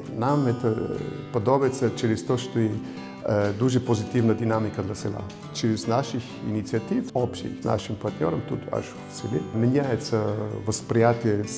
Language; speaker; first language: Ukrainian; non-native, fluent; German